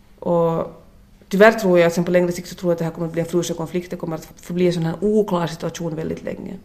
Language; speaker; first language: Swedish; native; Swedish